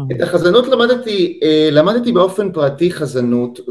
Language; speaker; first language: Hebrew; native; Hebrew